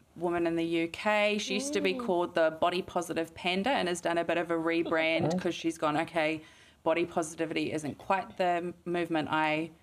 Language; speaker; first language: English; native; English